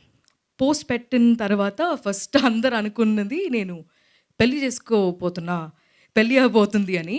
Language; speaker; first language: Telugu; non-native, fluent; Malayalam